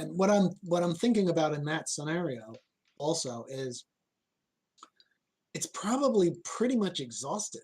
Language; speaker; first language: English; native; English